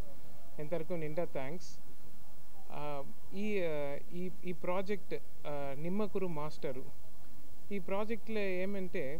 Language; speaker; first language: Telugu; non-native, learner; Tamil